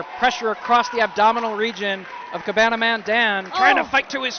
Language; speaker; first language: English; native; English